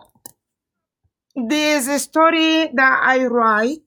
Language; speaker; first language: English; non-native, local second language; Kinyarwanda